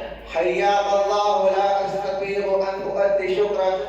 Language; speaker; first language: Arabic; non-native, fluent; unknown